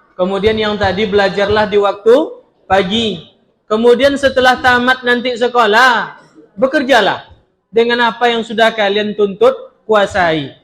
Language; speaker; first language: Malay; non-native, local second language; Minangkabau